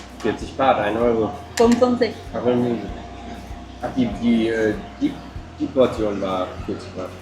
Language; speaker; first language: German; native; German